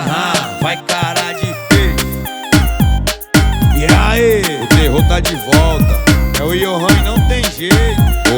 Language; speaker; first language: Portuguese; native; Portuguese